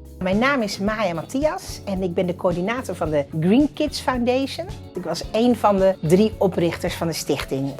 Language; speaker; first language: Dutch; early bilingual, other home language; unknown